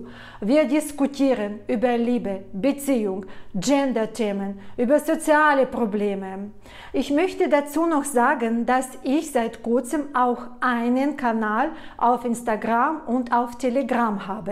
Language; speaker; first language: German; non-native, fluent; Russian